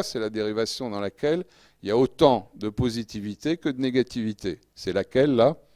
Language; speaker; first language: French; native; French